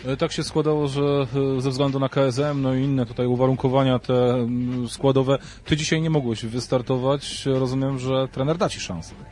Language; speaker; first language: Polish; native; Polish